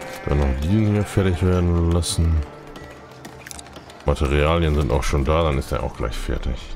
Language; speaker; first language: German; native; German